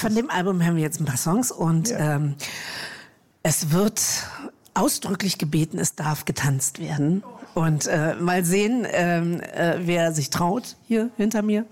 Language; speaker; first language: German; native; German